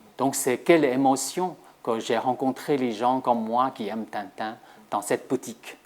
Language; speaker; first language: French; non-native, fluent; Chinese